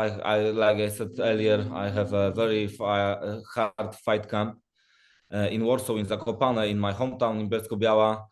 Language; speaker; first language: English; non-native, learner; Polish